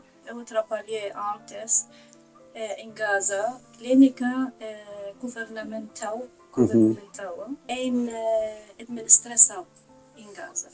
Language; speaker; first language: Portuguese; non-native, learner; Arabic